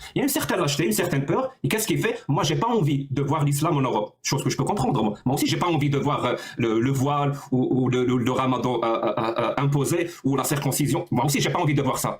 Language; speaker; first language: French; non-native, local second language; Arabic